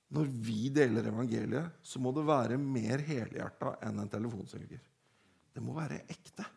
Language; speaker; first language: Norwegian; native; Norwegian